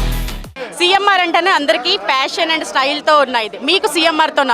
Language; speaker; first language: Telugu; native; Telugu